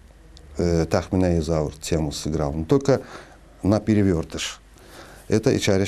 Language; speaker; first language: Russian; non-native, local second language; Azerbaijani